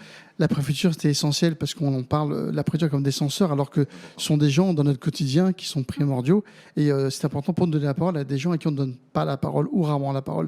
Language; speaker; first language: French; native; French